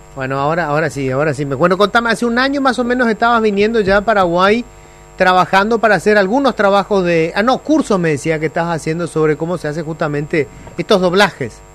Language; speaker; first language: Spanish; native; Spanish